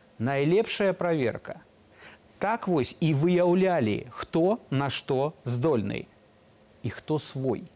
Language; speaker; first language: Belarusian; native; Belarusian